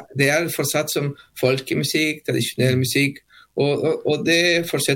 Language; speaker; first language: Norwegian; non-native, learner; Spanish